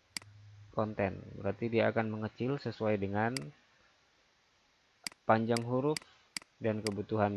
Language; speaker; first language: Indonesian; native; Indonesian